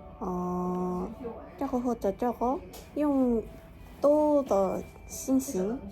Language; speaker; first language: Chinese; non-native, learner; Korean